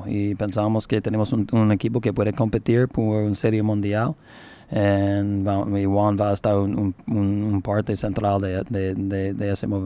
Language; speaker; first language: Spanish; non-native, learner; English